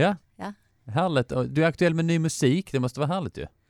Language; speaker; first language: Swedish; native; Swedish